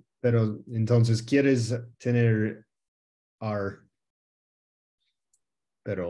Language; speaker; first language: Spanish; early bilingual, heritage; Spanish